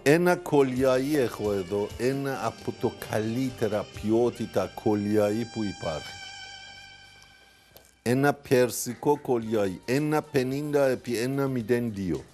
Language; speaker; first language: Greek; non-native, learner; Persian